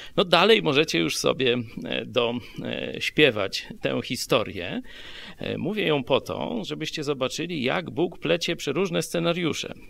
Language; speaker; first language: Polish; native; Polish